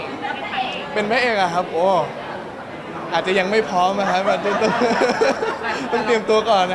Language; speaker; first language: Thai; non-native, local second language; English